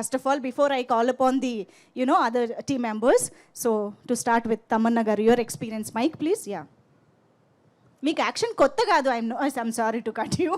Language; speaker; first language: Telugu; native; Telugu